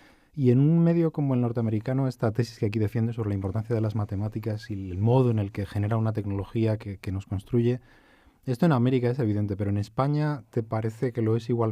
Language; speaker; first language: Spanish; native; Spanish